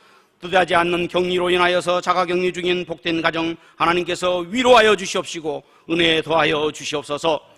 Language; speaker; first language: Korean; native; Korean